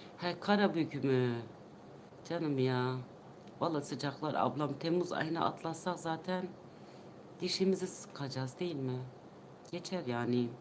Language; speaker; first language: Turkish; non-native, local second language; Kurdish